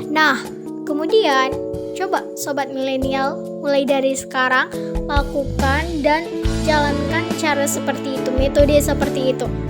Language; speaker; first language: Indonesian; native; Indonesian